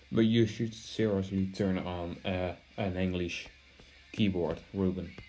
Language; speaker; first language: English; non-native, fluent; Dutch